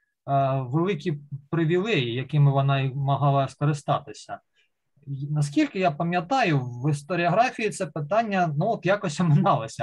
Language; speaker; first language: Ukrainian; native; Ukrainian